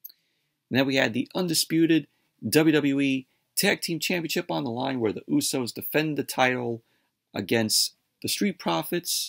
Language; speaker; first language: English; native; English